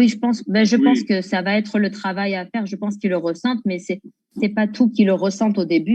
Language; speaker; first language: French; native; French